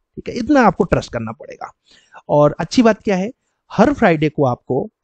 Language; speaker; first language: Hindi; native; Hindi